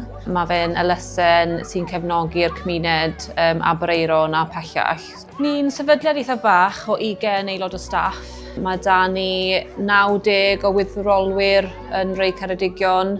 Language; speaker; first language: Welsh; native; Welsh